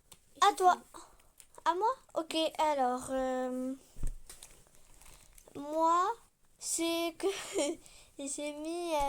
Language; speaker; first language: French; native; French